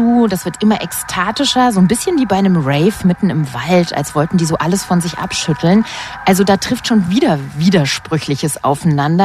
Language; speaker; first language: German; native; German